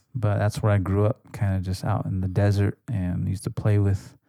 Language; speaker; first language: English; native; English